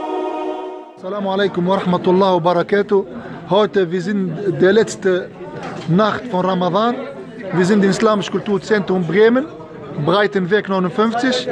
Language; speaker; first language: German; non-native, learner; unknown